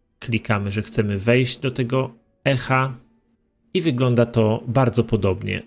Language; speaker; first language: Polish; native; Polish